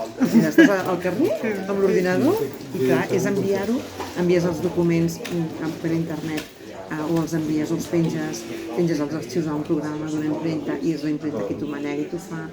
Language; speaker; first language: Catalan; native; Catalan